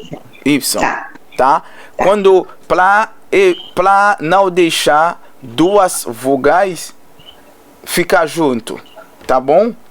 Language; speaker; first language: Portuguese; non-native, learner; Haitian Creole